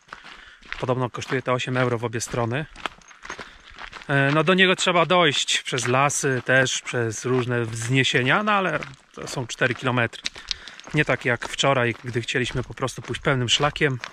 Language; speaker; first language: Polish; native; Polish